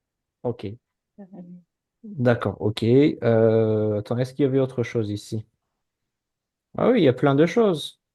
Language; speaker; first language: French; non-native, fluent; Azerbaijani